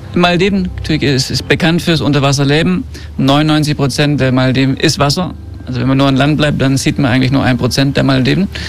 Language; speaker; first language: German; early bilingual, heritage; German